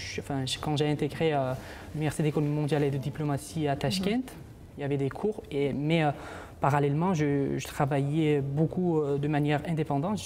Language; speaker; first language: French; non-native, fluent; Uzbek